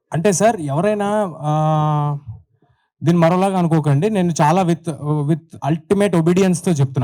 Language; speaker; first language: Telugu; native; Telugu